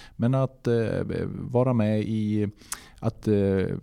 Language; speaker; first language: Swedish; native; Swedish